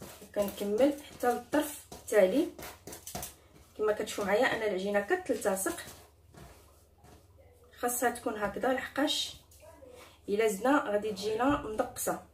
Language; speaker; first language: Arabic; native; Arabic